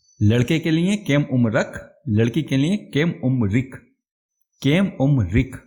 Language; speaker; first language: Hindi; native; Hindi